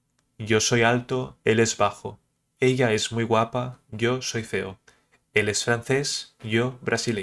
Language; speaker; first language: Spanish; early bilingual, other home language; Portuguese